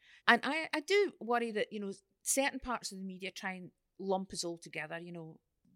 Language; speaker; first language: English; native; English